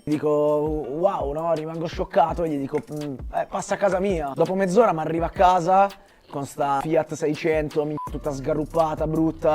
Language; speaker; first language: Italian; native; Italian